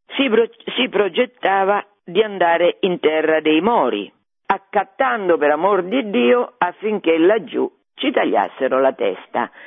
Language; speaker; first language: Italian; native; Italian